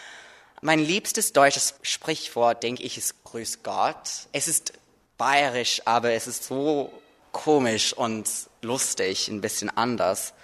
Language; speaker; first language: German; non-native, learner; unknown